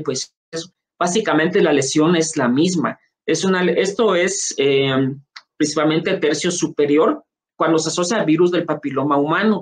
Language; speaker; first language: Spanish; native; Spanish